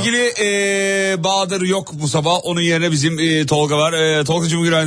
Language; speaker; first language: Turkish; native; Turkish